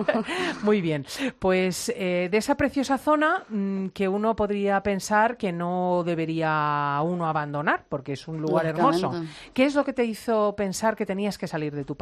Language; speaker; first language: Spanish; native; Spanish